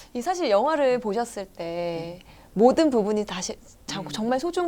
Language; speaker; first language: Korean; native; Korean